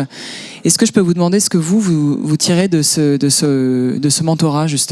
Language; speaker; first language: French; native; French